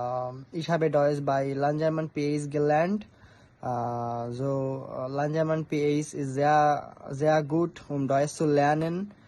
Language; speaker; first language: German; non-native, learner; Bangla